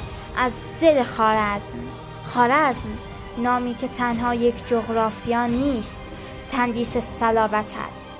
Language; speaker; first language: Persian; native; Persian